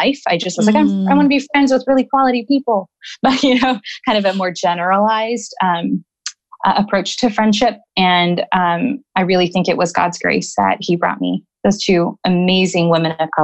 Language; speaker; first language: English; native; English